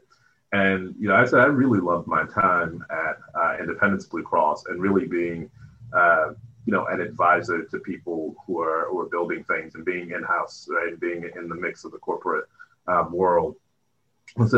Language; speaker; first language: English; native; English